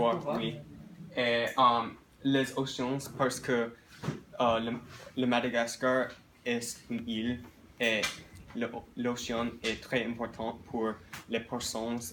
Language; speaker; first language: French; non-native, learner; English